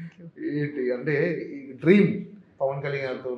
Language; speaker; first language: Telugu; native; Telugu